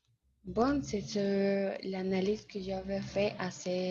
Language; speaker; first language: French; non-native, learner; Spanish